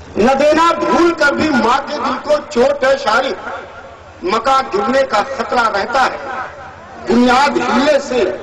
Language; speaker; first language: Urdu; native; Urdu